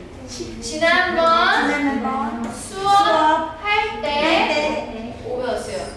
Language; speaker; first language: Korean; non-native, fluent; Thai